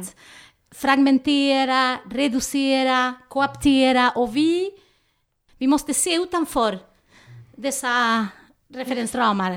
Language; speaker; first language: Swedish; non-native, fluent; Spanish